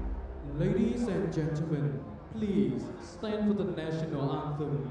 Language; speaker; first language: English; non-native, fluent; Vietnamese